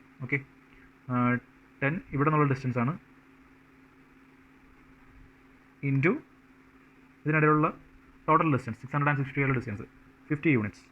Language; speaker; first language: Malayalam; native; Malayalam